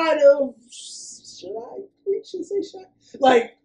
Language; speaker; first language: English; native; English